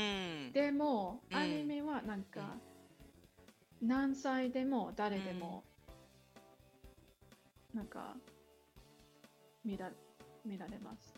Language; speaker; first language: Japanese; non-native, learner; English